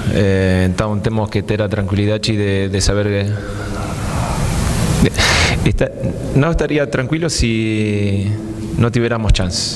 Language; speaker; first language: Portuguese; non-native, fluent; Spanish